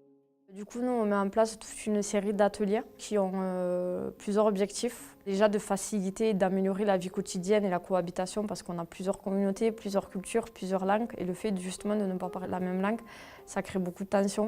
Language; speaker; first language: French; native; French